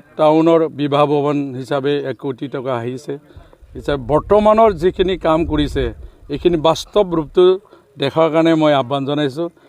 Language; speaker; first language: Assamese; non-native, local second language; Bodo